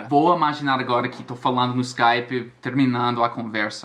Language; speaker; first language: Portuguese; non-native, fluent; English